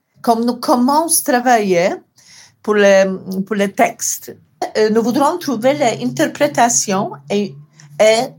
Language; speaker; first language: French; non-native, learner; Polish